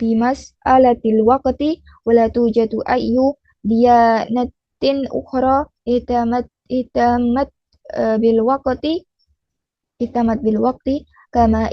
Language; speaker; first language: Arabic; non-native, learner; Indonesian